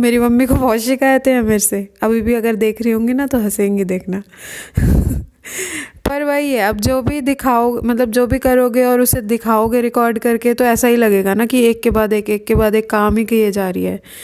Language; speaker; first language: Hindi; native; Hindi